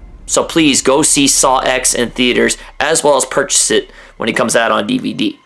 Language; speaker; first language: English; native; English